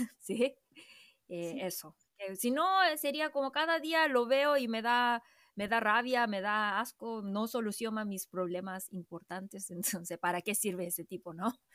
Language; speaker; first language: Spanish; non-native, fluent; Korean